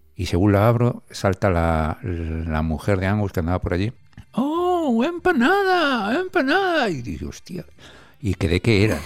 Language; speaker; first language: Spanish; native; Spanish